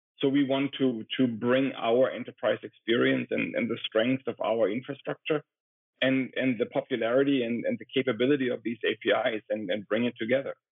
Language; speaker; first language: English; non-native, fluent; German